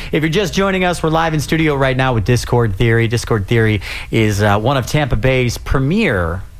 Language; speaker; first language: English; native; English